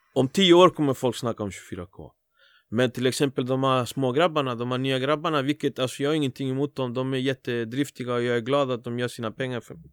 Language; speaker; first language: Swedish; early bilingual, other home language; Spanish